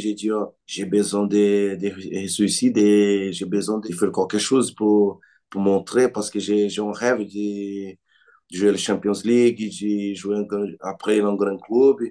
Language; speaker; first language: French; non-native, learner; Portuguese